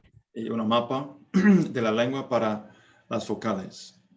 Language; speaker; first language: Spanish; non-native, fluent; English